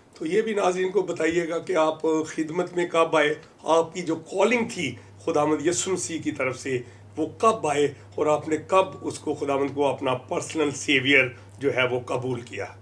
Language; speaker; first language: Urdu; non-native, local second language; Punjabi